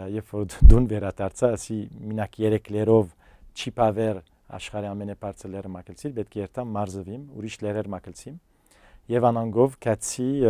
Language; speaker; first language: Armenian; early bilingual, heritage; Armenian